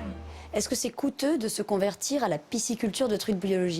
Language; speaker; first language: French; native; French